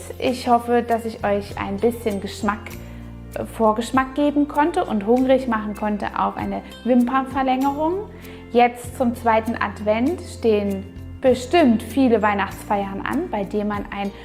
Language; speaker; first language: German; native; German